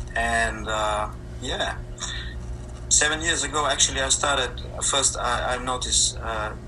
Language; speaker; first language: English; non-native, fluent; Slovenian